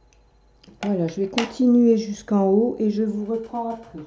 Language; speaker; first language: French; native; French